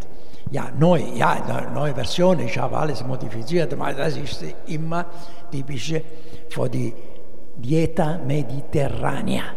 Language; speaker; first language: German; non-native, learner; Italian